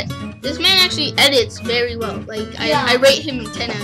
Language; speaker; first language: English; native; English